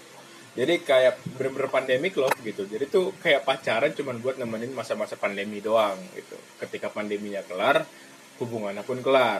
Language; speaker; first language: Indonesian; native; Indonesian